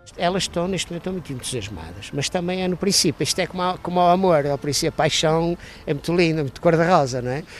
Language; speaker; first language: Portuguese; native; Portuguese